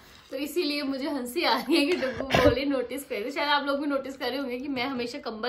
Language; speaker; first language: Hindi; native; Hindi